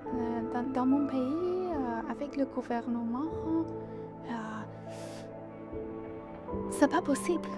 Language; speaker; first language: French; non-native, learner; Persian